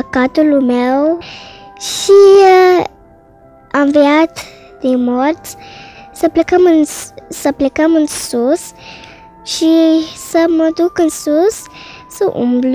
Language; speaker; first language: Romanian; early bilingual, heritage; Romanian